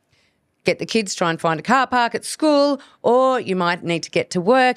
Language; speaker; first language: English; native; English